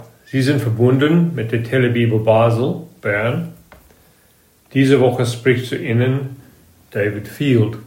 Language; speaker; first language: German; non-native, fluent; English